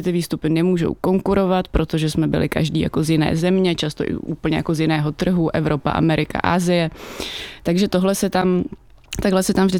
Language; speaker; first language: Czech; native; Czech